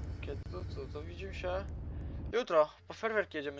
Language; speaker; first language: Polish; native; Polish